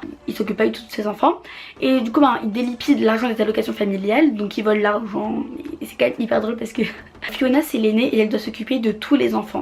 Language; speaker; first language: French; native; French